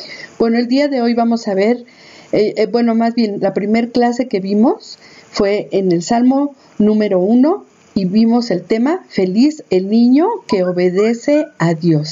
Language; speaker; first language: Spanish; native; Spanish